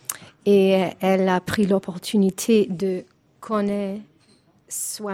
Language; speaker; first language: French; non-native, fluent; English